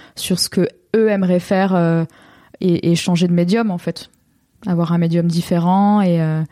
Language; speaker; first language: French; native; French